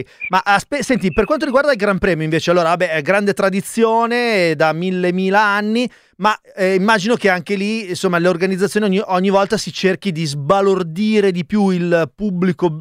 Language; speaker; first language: Italian; native; Italian